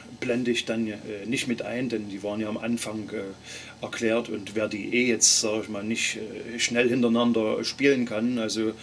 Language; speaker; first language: German; native; German